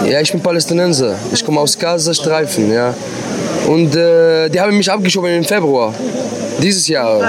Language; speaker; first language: German; non-native, learner; Arabic